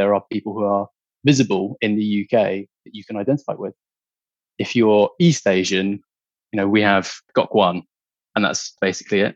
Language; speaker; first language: English; native; English